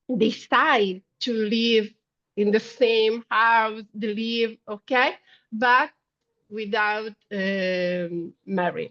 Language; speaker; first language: English; non-native, learner; Italian